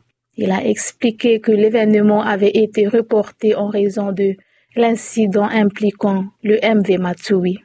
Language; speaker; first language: French; native; French